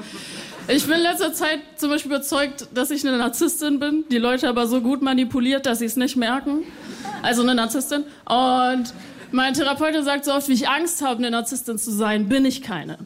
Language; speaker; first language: German; early bilingual, other home language; Spanish